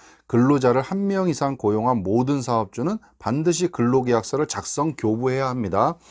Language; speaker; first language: Korean; native; Korean